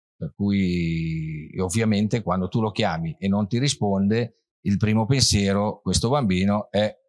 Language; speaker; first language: Italian; native; Italian